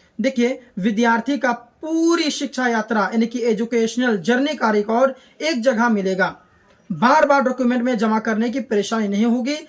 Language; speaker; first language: Hindi; native; Hindi